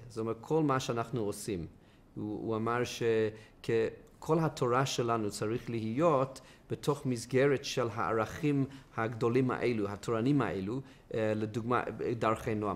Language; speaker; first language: Hebrew; non-native, fluent; English